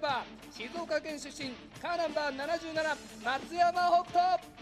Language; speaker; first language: Japanese; native; Japanese